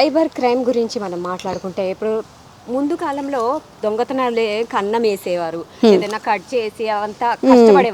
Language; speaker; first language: Telugu; native; Telugu